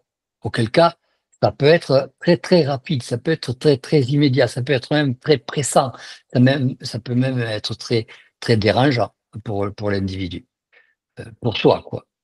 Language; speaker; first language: French; native; French